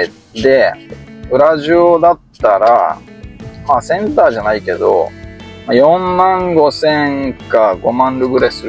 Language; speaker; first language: Japanese; native; Japanese